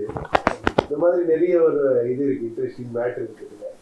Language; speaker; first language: Tamil; non-native, learner; Kannada